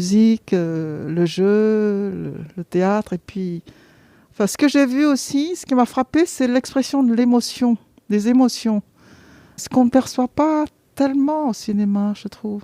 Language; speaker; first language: French; non-native, fluent; Vietnamese